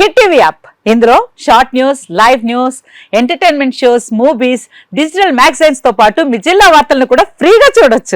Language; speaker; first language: Telugu; native; Telugu